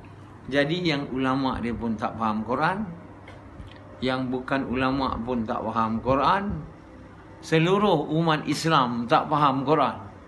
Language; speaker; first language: Malay; native; Malay